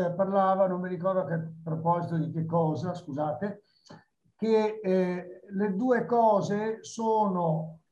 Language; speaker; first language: Italian; native; Italian